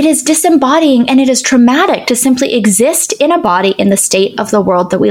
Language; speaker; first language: English; native; English